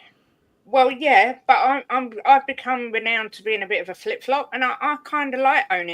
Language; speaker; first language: English; native; English